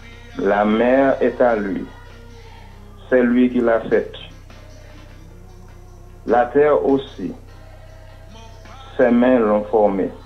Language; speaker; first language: French; non-native, local second language; Haitian Creole